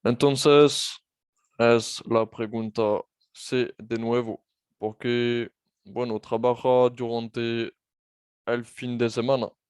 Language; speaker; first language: Spanish; non-native, fluent; French